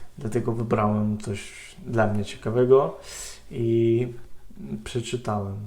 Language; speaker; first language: Polish; non-native, learner; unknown